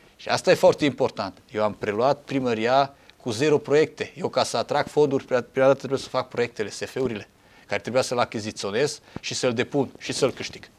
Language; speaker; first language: Romanian; non-native, local second language; Hungarian